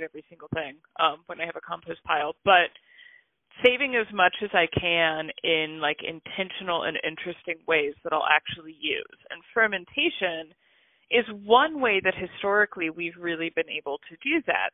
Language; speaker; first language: English; native; English